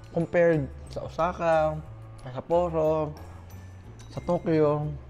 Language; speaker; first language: Filipino; native; Filipino